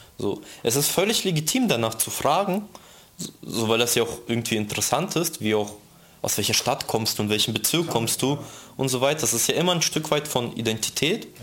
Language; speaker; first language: German; early bilingual, other home language; Russian